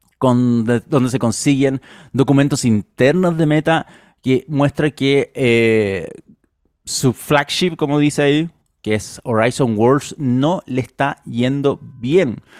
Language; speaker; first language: Spanish; native; Spanish